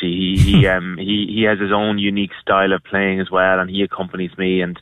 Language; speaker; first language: English; native; English